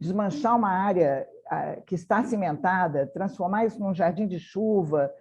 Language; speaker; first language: Portuguese; native; Portuguese